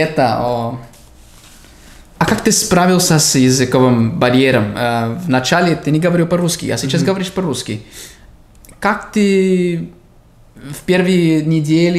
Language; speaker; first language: Russian; non-native, fluent; English